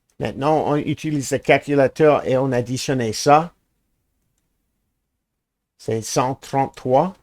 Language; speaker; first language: French; non-native, learner; English